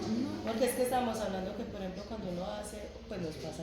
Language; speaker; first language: Spanish; native; Spanish